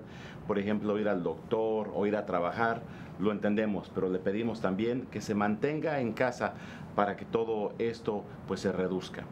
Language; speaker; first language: Spanish; native; Spanish